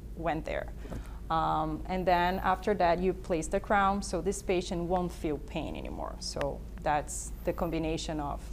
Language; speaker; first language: English; non-native, fluent; Portuguese